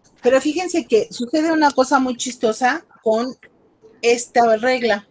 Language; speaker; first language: Spanish; native; Spanish